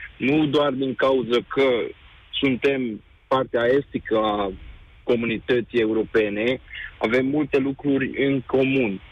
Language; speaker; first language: Romanian; non-native, local second language; Hungarian